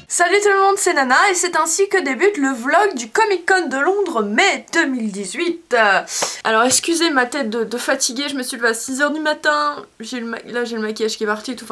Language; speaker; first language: French; native; French